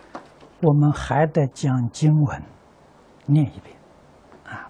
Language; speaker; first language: Chinese; native; Chinese